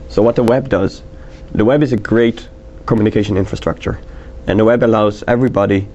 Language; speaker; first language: English; non-native, fluent; Dutch